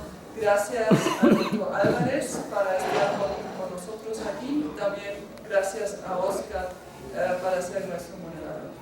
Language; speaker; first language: Spanish; non-native, fluent; German